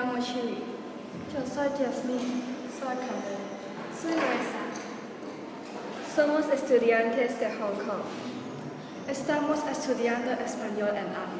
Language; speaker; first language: Spanish; non-native, learner; Cantonese